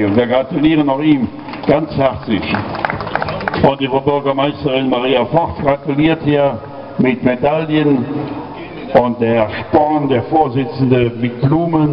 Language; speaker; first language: German; native; German